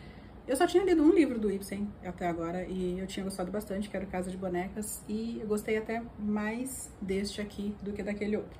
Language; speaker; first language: Portuguese; native; Portuguese